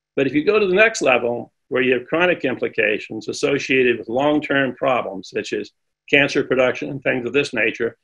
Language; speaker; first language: English; native; English